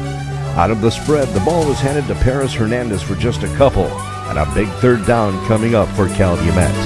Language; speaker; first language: English; native; English